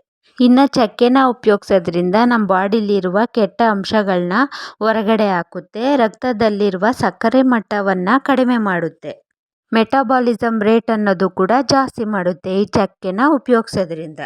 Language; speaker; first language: Kannada; native; Kannada